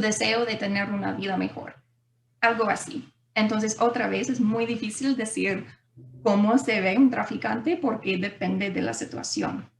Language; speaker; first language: Spanish; non-native, fluent; English